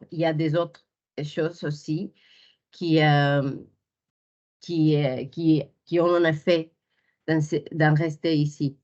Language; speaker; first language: French; non-native, fluent; Spanish